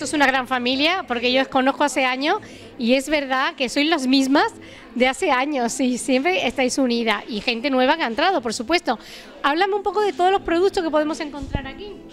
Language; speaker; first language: Spanish; native; Spanish